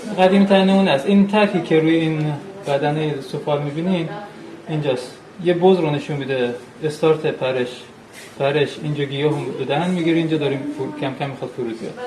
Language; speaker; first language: Persian; native; Persian